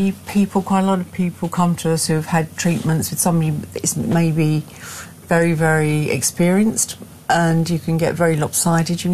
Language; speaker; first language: English; native; English